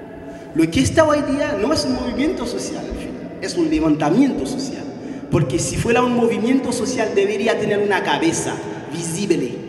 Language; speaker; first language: Spanish; non-native, fluent; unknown